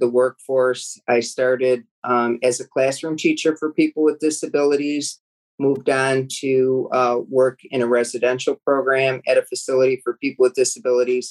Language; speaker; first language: English; native; English